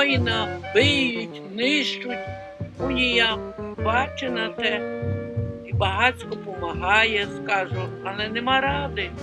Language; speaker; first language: Polish; non-native, learner; Ukrainian